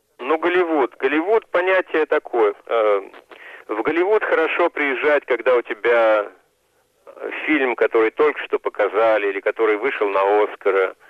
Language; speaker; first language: Russian; native; Russian